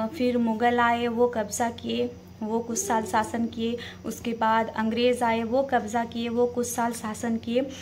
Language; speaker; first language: Hindi; native; Hindi